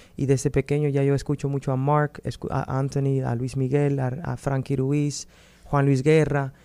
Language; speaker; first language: Spanish; early bilingual, heritage; Spanish